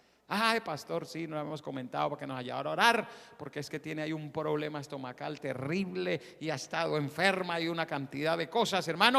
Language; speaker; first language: Spanish; native; Spanish